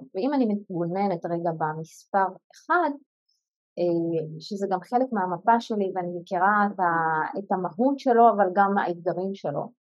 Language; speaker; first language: Hebrew; non-native, local second language; Arabic